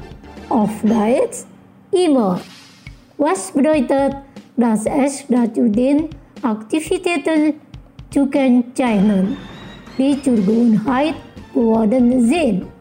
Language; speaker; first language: German; non-native, fluent; Indonesian